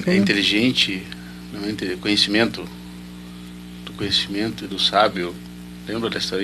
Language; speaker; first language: Portuguese; native; Portuguese